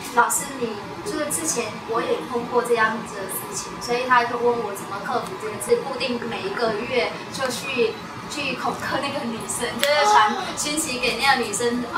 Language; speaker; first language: Chinese; non-native, fluent; Vietnamese